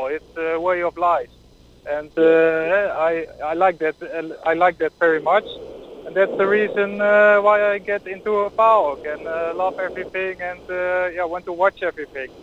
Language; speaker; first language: English; non-native, fluent; Dutch